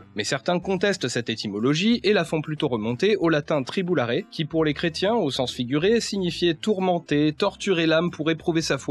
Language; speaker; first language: French; native; French